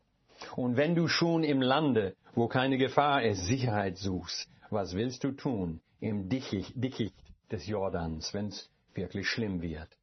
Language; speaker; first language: German; non-native, fluent; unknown